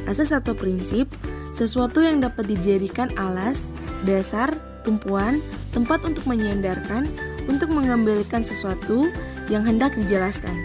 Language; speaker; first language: Indonesian; native; Indonesian